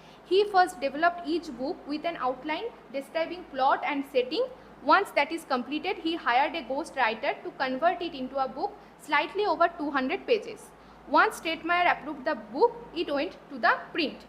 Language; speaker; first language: English; non-native, local second language; Bangla